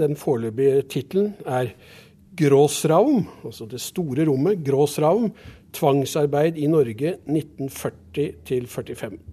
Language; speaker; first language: Norwegian; native; Norwegian